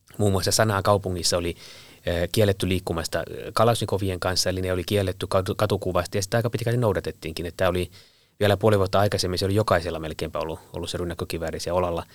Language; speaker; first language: Finnish; native; Finnish